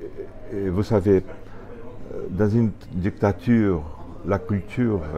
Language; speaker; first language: French; non-native, fluent; Portuguese